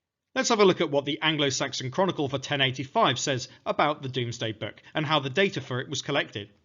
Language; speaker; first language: English; native; English